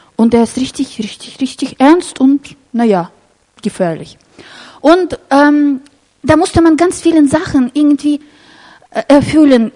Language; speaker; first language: German; non-native, fluent; Russian